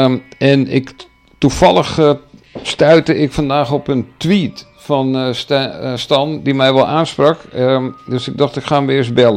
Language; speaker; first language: Dutch; native; Dutch